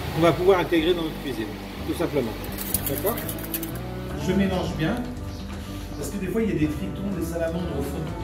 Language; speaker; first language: French; native; French